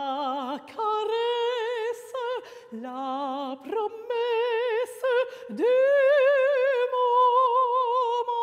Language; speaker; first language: French; native; French